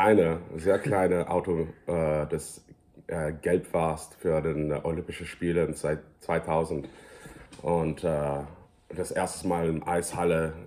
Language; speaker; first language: German; early bilingual, heritage; English